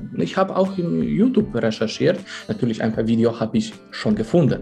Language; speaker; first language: German; non-native, fluent; Polish